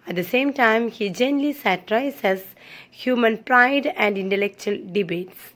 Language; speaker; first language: English; non-native, local second language; Malayalam